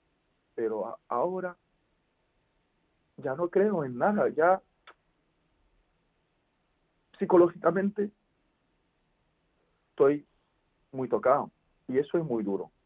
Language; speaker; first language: Spanish; non-native, fluent; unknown